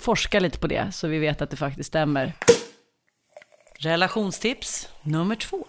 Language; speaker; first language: Swedish; native; Swedish